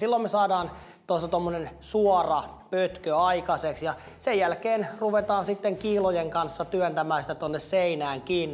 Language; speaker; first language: Finnish; native; Finnish